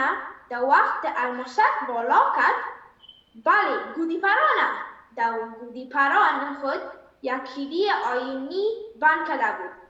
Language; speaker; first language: Persian; early bilingual, heritage; Persian